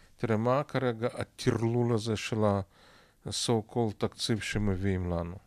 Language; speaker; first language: Hebrew; non-native, fluent; Russian